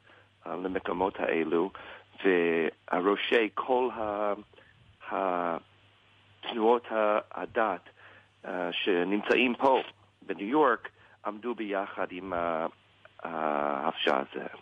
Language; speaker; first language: Hebrew; non-native, learner; English